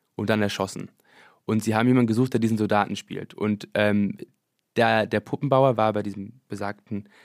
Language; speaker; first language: German; early bilingual, other home language; English